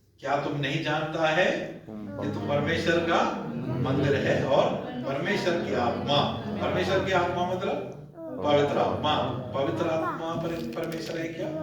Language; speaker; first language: Hindi; non-native, local second language; Malayalam